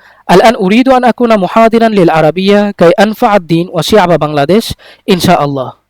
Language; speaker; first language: Arabic; non-native, fluent; Bangla